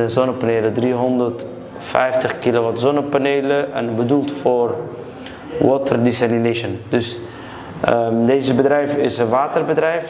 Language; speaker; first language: Dutch; early bilingual, other home language; Somali